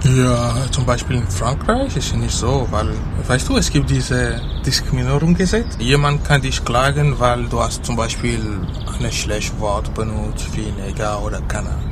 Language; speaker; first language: German; non-native, learner; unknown